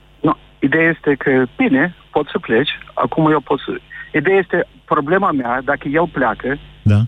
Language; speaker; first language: Romanian; native; Romanian